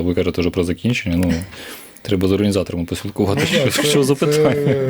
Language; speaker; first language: Ukrainian; native; Ukrainian